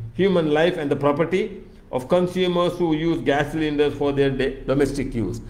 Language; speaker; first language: English; non-native, local second language; Sinhala